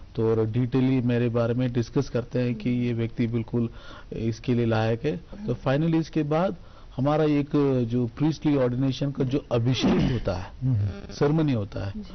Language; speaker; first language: Hindi; non-native, local second language; Tamil